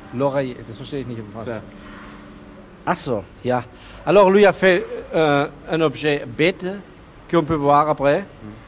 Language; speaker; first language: French; non-native, learner; German